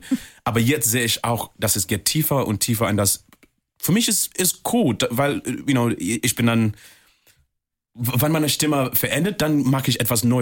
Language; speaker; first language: German; non-native, fluent; English